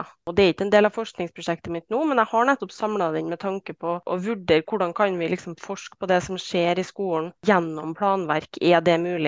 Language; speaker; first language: Norwegian; native; Norwegian